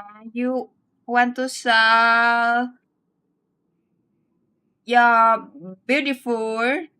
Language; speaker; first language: English; non-native, learner; Vietnamese